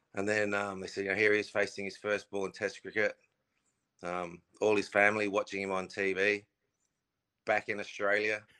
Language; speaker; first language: English; native; English